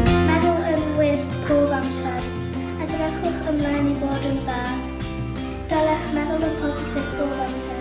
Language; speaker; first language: Welsh; non-native, local second language; English